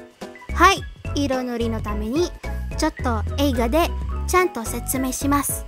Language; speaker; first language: Japanese; non-native, learner; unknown